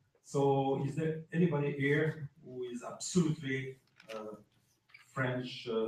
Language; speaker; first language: English; non-native, fluent; French